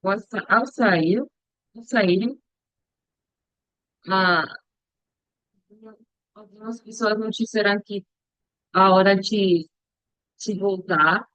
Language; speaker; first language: Portuguese; non-native, learner; Spanish